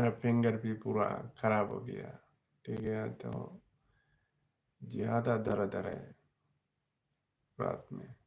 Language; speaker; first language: Hindi; non-native, learner; Bangla